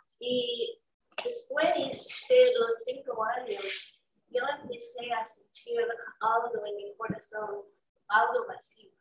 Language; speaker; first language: Spanish; non-native, learner; English